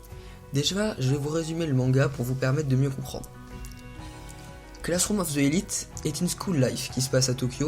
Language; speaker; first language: French; native; French